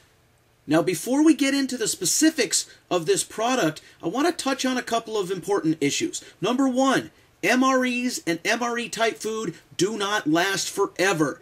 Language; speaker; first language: English; native; English